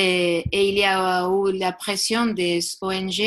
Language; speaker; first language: French; non-native, learner; Spanish